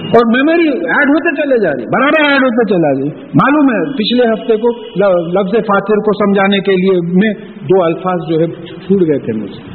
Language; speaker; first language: Urdu; native; Urdu